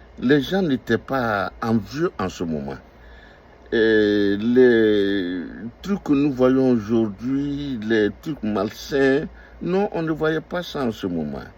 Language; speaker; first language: French; non-native, local second language; Dyula